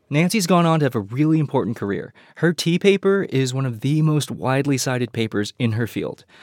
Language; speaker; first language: English; early bilingual, other home language; Chinese